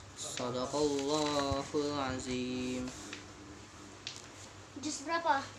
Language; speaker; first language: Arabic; non-native, learner; Indonesian